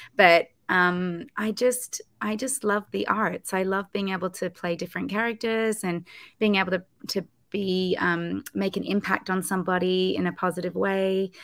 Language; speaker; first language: English; native; English